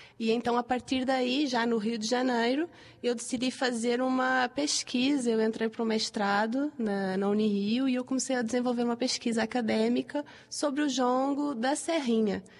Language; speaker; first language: Portuguese; native; Portuguese